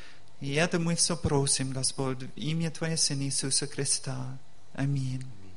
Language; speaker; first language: Russian; non-native, learner; English